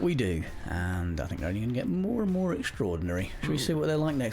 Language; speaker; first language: English; native; English